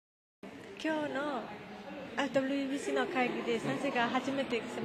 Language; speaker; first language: Japanese; non-native, learner; Burmese